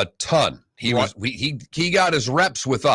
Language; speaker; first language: English; native; English